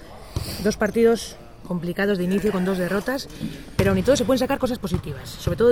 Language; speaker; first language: Spanish; native; Spanish